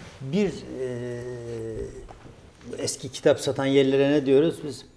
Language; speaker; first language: Turkish; native; Turkish